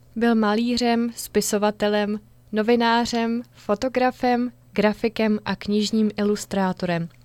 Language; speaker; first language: Czech; native; Czech